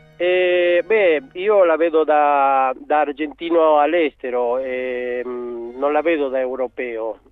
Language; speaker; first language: Italian; non-native, fluent; Spanish